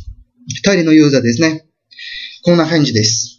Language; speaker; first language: Japanese; non-native, fluent; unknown